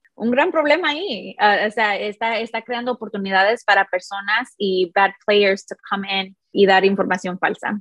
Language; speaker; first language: Spanish; early bilingual, heritage; Spanish